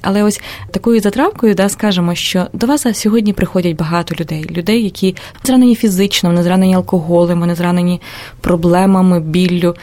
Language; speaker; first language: Ukrainian; native; Ukrainian